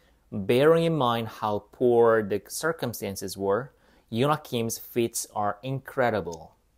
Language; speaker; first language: English; non-native, fluent; Korean